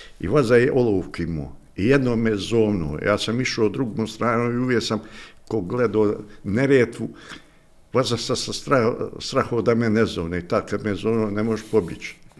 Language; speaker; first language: Bosnian; native; Bosnian